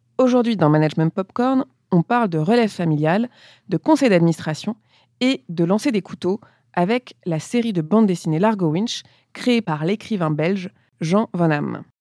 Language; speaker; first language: French; native; French